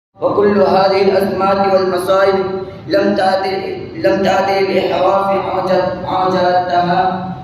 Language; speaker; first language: Arabic; non-native, learner; Urdu